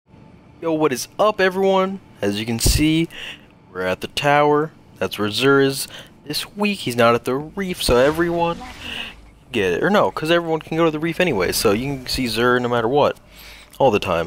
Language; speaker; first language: English; native; English